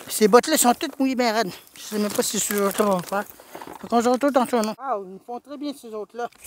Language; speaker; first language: French; native; French